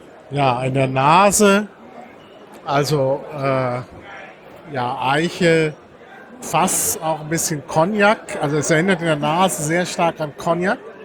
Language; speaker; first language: German; native; German